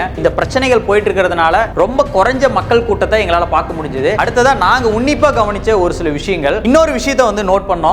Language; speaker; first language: Tamil; native; Tamil